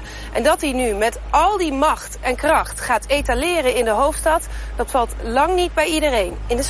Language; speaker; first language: Dutch; native; Dutch